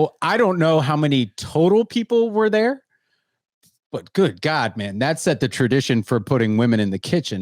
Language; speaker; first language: English; native; English